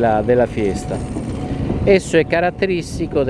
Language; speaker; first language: Spanish; non-native, learner; Italian